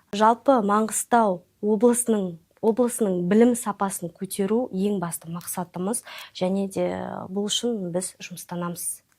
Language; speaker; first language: Kazakh; non-native, local second language; Russian